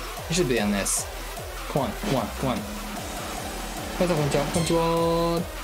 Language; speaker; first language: English; non-native, fluent; Japanese